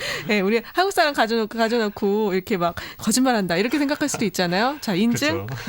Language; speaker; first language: Korean; native; Korean